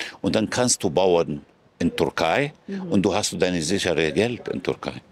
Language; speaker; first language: German; non-native, fluent; Arabic